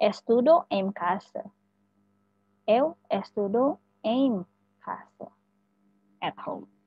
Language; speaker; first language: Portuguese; non-native, fluent; Indonesian